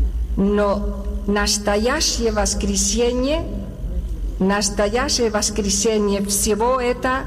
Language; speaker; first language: Russian; non-native, learner; Spanish